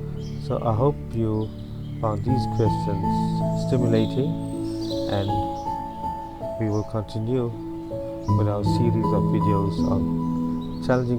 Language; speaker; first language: English; native; English